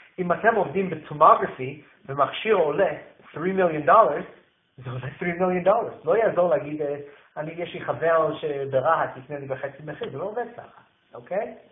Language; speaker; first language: Hebrew; non-native, fluent; English